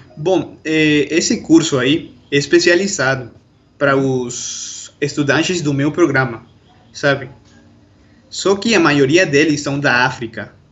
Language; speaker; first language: Portuguese; non-native, fluent; Spanish